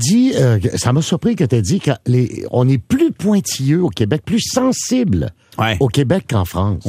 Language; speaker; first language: French; native; French